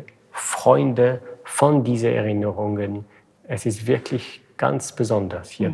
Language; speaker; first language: German; non-native, fluent; French